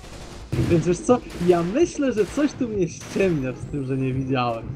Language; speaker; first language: Polish; native; Polish